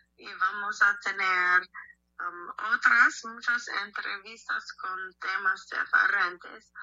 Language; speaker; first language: Spanish; non-native, learner; English